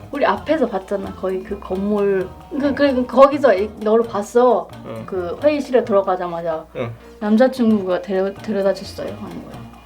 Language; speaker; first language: Korean; non-native, fluent; Burmese